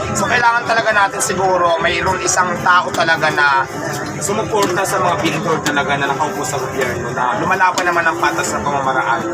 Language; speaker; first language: Filipino; non-native, local second language; Waray